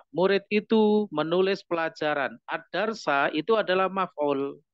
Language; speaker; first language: Indonesian; native; Indonesian